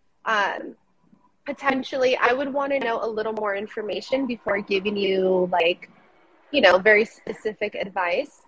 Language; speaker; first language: English; early bilingual, other home language; Spanish